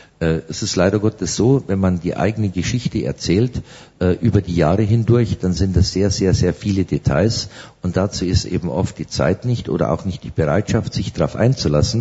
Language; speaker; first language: German; native; German